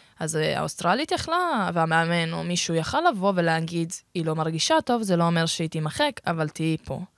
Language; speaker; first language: Hebrew; early bilingual, other home language; Russian